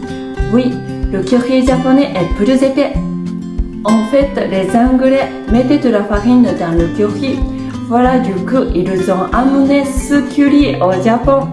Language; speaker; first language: French; non-native, fluent; Japanese